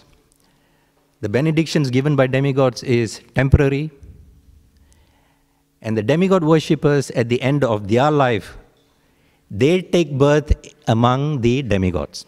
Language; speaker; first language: English; non-native, local second language; Tamil